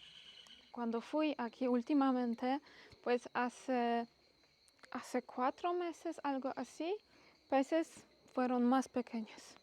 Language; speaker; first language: Spanish; non-native, learner; Polish